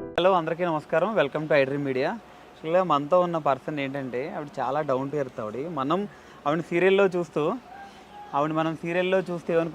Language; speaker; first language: Telugu; native; Telugu